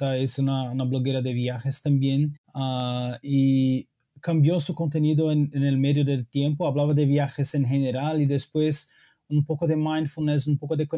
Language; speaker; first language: Spanish; non-native, fluent; Portuguese